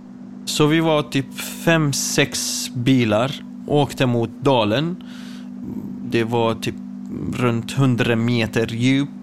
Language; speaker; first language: Swedish; non-native, fluent; Kurdish